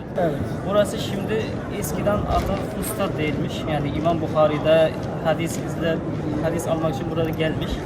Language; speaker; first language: Turkish; non-native, learner; Uzbek